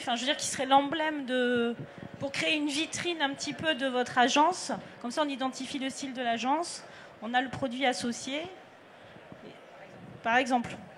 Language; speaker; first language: French; native; French